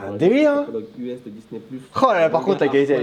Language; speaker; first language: French; native; French